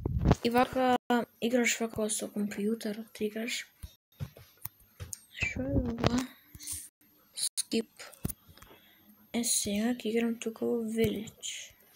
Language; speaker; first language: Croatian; non-native, learner; Macedonian